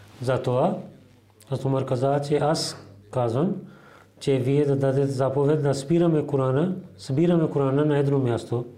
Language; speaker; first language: Bulgarian; non-native, fluent; Urdu